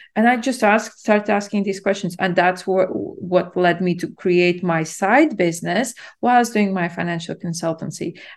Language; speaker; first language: English; non-native, fluent; Latvian